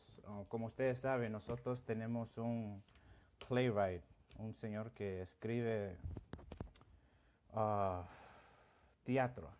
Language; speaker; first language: Spanish; non-native, local second language; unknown